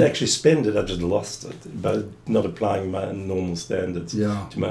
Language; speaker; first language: English; native; English